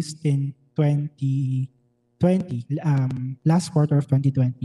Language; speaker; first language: English; non-native, local second language; Filipino